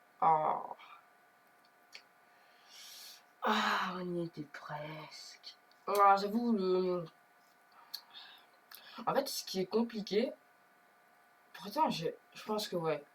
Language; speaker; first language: French; native; French